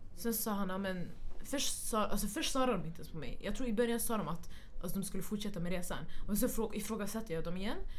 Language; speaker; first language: Swedish; early bilingual, other home language; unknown